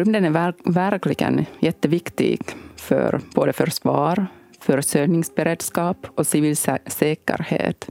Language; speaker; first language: Swedish; non-native, local second language; Finnish